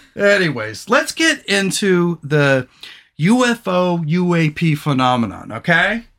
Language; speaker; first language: English; native; English